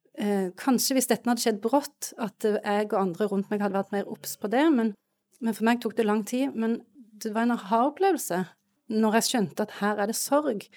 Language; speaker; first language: Norwegian; native; Norwegian